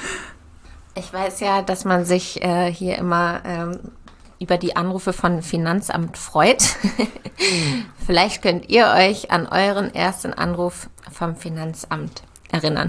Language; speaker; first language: German; native; German